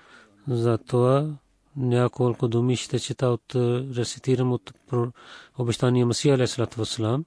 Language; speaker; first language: Bulgarian; non-native, fluent; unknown